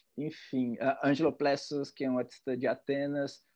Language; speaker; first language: Portuguese; native; Portuguese